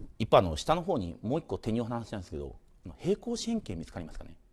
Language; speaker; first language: Japanese; native; Japanese